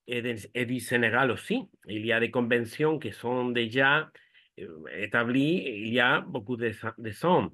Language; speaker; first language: French; non-native, fluent; Spanish